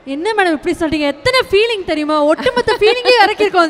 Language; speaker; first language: Tamil; native; Tamil